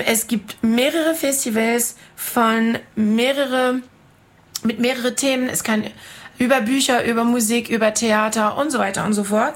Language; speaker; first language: German; non-native, fluent; French